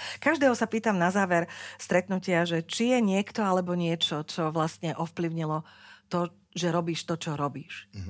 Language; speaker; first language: Slovak; native; Slovak